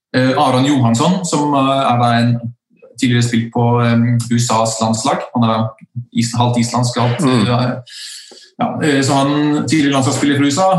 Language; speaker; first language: Norwegian; early bilingual, other home language; Icelandic